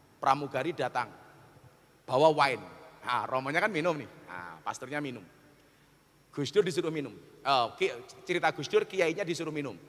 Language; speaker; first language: Indonesian; non-native, local second language; Javanese